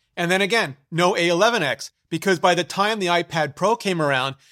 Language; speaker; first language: English; native; English